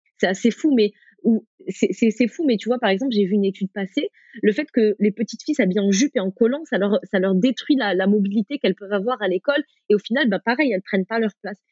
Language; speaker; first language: French; early bilingual, other home language; Arabic